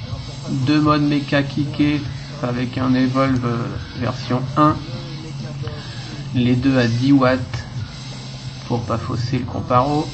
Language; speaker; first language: French; native; French